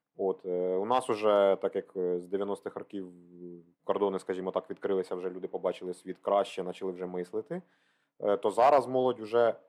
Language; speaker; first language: Ukrainian; native; Ukrainian